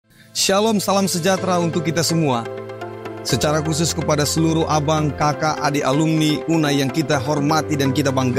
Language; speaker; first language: Indonesian; native; Indonesian